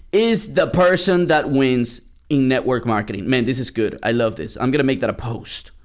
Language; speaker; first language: English; early bilingual, other home language; Spanish